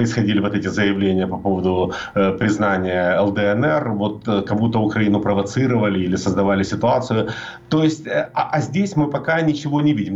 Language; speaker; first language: Russian; native; Russian